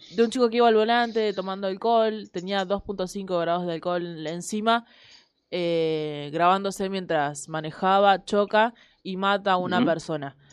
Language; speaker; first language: Spanish; native; Spanish